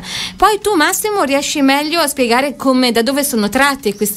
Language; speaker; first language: Italian; native; Italian